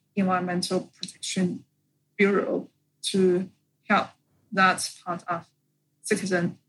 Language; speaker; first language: English; non-native, fluent; Chinese